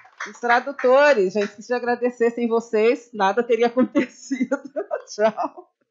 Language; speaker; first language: Portuguese; native; Portuguese